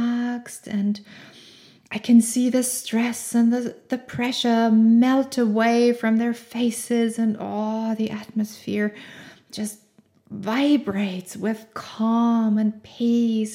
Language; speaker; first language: English; non-native, fluent; German